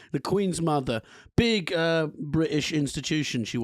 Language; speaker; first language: English; native; English